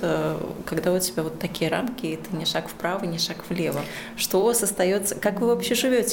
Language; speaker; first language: Russian; native; Russian